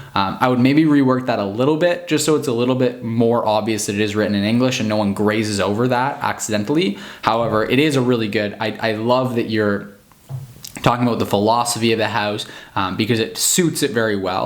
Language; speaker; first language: English; native; English